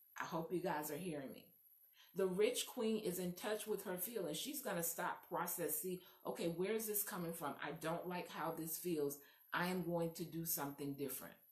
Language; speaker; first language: English; native; English